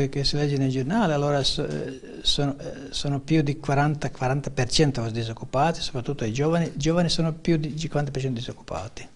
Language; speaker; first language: Italian; non-native, fluent; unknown